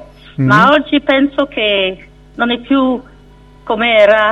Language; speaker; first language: Italian; non-native, fluent; French